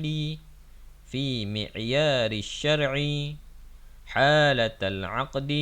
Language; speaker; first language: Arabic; non-native, fluent; Malay